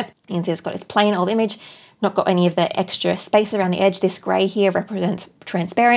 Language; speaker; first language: English; native; English